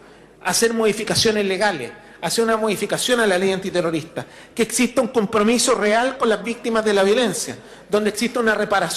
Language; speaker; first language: Spanish; native; Spanish